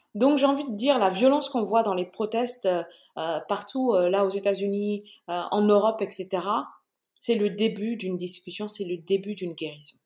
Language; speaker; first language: French; non-native, local second language; Bambara